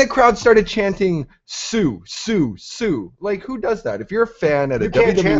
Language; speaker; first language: English; native; English